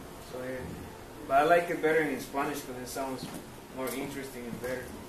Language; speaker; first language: English; non-native, learner; Spanish